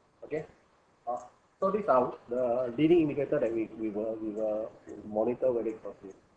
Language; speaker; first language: English; non-native, local second language; Chinese